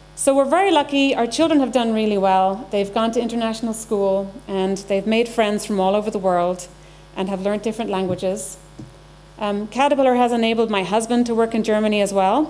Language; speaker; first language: English; native; English